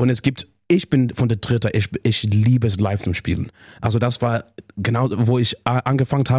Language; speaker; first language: German; non-native, learner; English